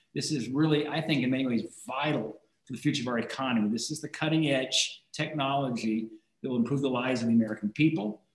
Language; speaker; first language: English; native; English